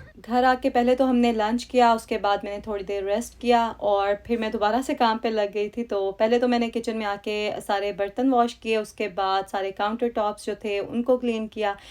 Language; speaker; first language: Urdu; native; Urdu